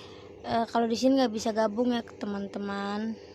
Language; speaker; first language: Indonesian; native; Indonesian